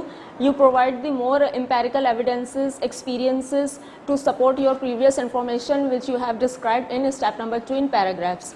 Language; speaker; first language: English; non-native, local second language; Urdu